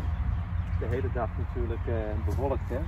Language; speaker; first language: Dutch; native; Dutch